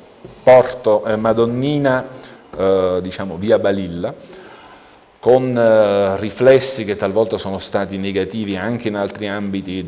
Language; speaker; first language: Italian; native; Italian